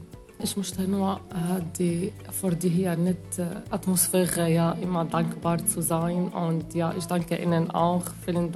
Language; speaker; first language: German; non-native, learner; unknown